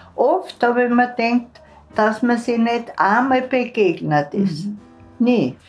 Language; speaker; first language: German; native; German